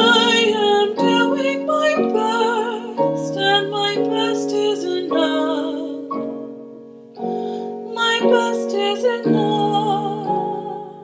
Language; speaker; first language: English; native; English